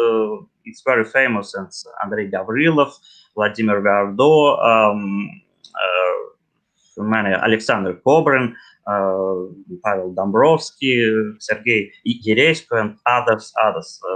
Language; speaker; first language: English; non-native, learner; Russian